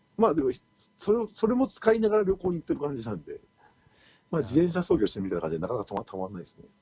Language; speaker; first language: Japanese; native; Japanese